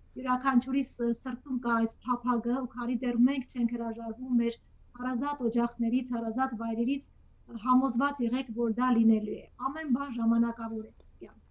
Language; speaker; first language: Armenian; native; Armenian